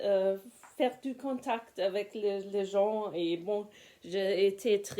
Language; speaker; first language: French; non-native, fluent; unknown